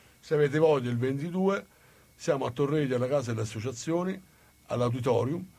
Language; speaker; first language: Italian; native; Italian